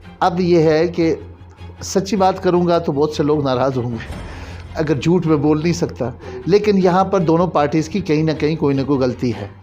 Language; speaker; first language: Urdu; non-native, local second language; Pahari-Potwari